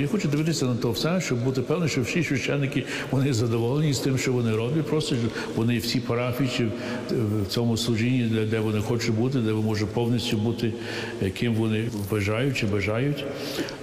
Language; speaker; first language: Ukrainian; early bilingual, heritage; English